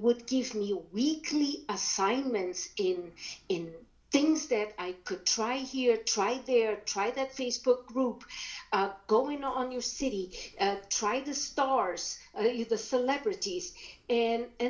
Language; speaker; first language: English; non-native, fluent; German